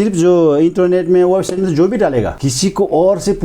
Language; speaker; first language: Hindi; non-native, fluent; Sherpa